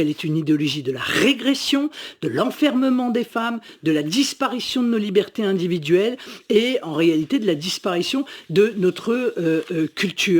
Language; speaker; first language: French; native; French